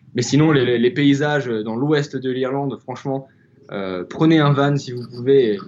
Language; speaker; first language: French; native; French